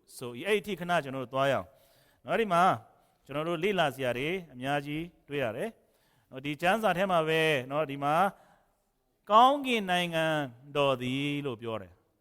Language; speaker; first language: Burmese; non-native, local second language; Kachin